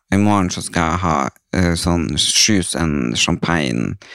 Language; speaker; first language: Norwegian; native; Norwegian